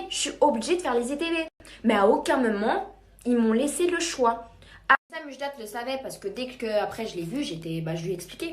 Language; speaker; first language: French; native; French